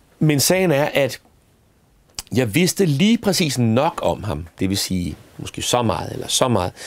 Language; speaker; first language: Danish; native; Danish